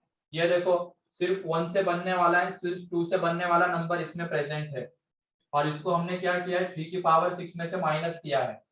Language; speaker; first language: Hindi; native; Hindi